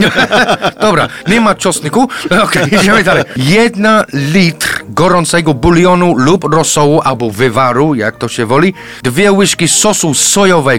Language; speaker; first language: Polish; non-native, fluent; English